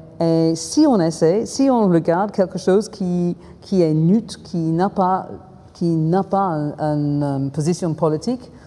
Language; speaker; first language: French; non-native, fluent; English